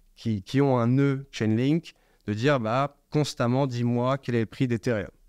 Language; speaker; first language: French; native; French